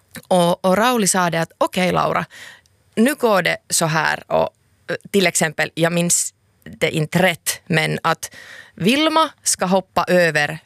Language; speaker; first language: Swedish; non-native, local second language; Finnish